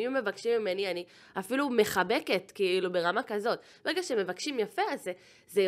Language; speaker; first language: Hebrew; native; Hebrew